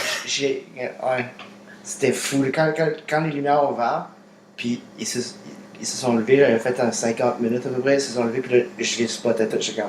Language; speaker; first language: French; native; French